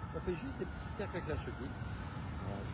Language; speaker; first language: French; native; French